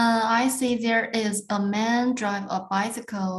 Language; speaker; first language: English; non-native, learner; Chinese